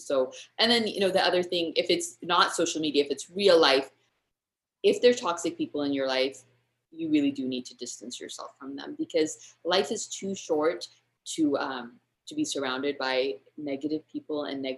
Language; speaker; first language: English; native; English